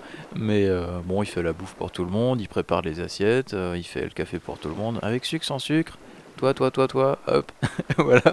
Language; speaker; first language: French; native; French